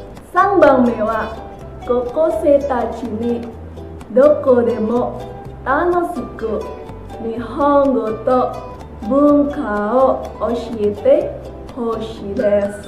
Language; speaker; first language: Japanese; non-native, fluent; Indonesian